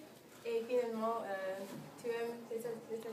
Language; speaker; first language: French; non-native, learner; English